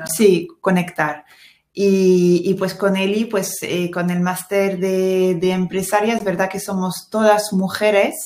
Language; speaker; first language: Spanish; non-native, fluent; French